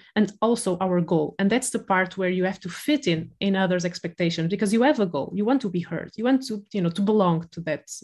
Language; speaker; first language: English; non-native, fluent; Portuguese